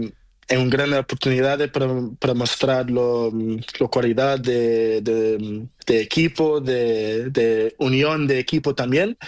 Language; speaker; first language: Spanish; non-native, learner; Portuguese